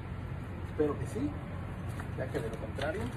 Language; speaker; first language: Spanish; native; Spanish